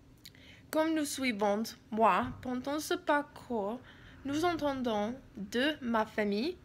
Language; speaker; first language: French; non-native, learner; English